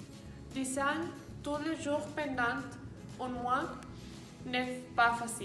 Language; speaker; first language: French; non-native, learner; Spanish